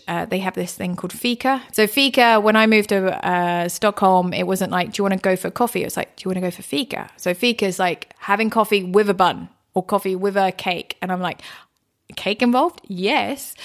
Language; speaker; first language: English; early bilingual, other home language; German